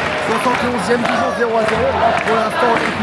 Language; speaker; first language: French; native; French